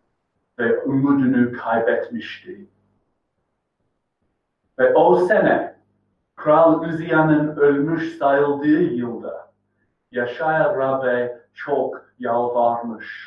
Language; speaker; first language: Turkish; non-native, fluent; English